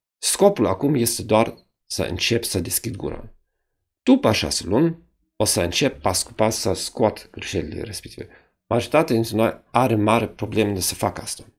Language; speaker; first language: Romanian; non-native, fluent; German